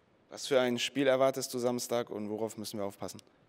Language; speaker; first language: German; native; German